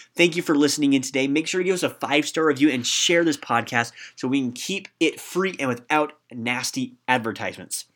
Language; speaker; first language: English; native; English